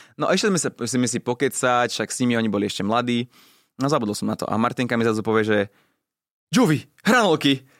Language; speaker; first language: Slovak; early bilingual, other home language; Italian